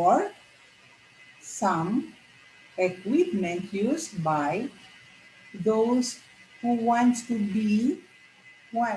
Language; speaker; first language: English; non-native, local second language; Filipino